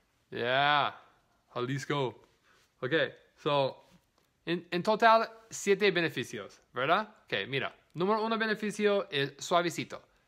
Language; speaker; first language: Spanish; non-native, learner; English